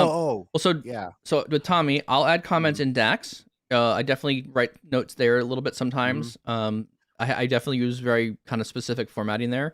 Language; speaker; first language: English; native; English